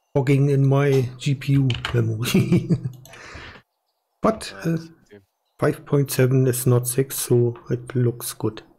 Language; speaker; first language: English; non-native, fluent; German